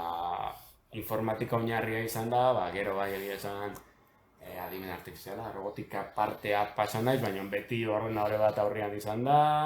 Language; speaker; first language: Basque; native; Basque